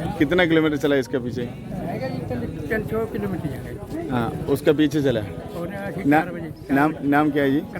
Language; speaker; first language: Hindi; non-native, local second language; Malayalam